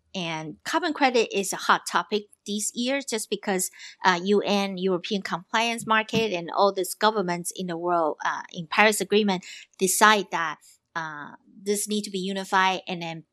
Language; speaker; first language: English; non-native, fluent; Chinese